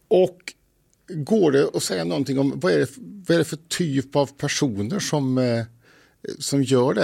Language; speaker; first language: Swedish; native; Swedish